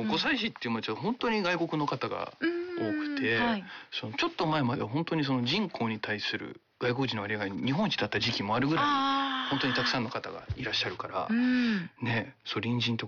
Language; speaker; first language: Japanese; native; Japanese